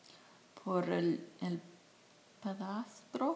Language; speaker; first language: Spanish; non-native, fluent; English